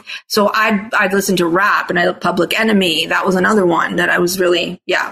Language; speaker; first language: English; non-native, fluent; Italian